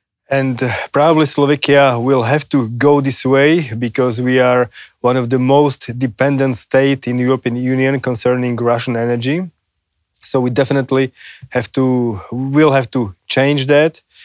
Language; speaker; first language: English; non-native, fluent; Slovak